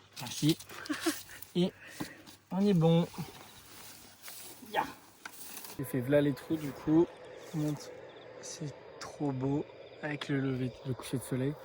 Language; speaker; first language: French; native; French